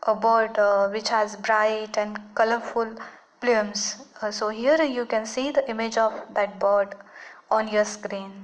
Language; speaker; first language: English; non-native, local second language; Marathi